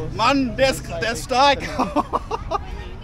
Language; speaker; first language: German; native; German